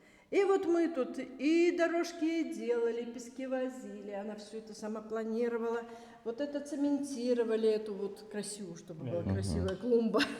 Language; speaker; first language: Russian; native; Russian